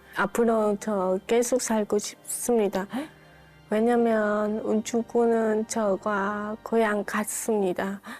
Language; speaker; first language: Korean; non-native, learner; Vietnamese